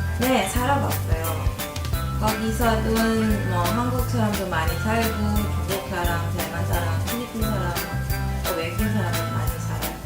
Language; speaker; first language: Korean; non-native, learner; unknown